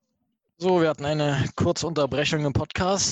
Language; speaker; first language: German; native; German